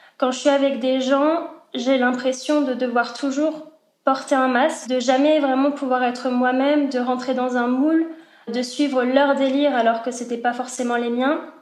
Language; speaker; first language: French; native; French